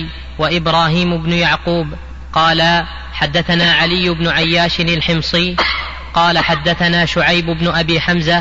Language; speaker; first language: Arabic; native; Arabic